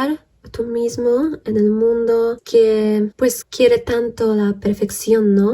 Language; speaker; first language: Spanish; non-native, fluent; Polish